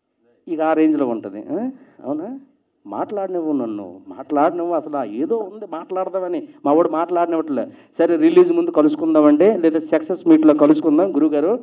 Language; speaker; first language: Telugu; native; Telugu